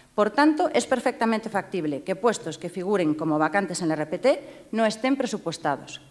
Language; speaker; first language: Spanish; native; Spanish